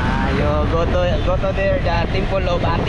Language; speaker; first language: English; non-native, local second language; Cebuano